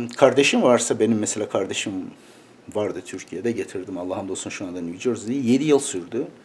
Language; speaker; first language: Turkish; native; Turkish